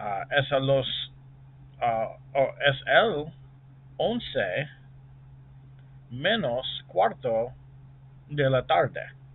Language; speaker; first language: Spanish; non-native, learner; English